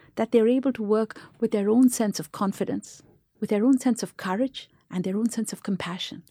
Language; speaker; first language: English; non-native, local second language; Tamil